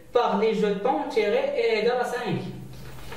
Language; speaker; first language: French; non-native, local second language; Arabic